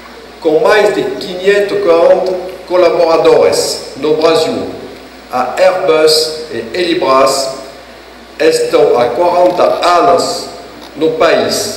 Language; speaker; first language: Portuguese; non-native, fluent; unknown